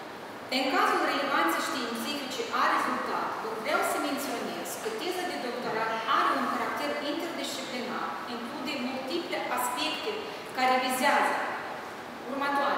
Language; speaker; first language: Romanian; native; Romanian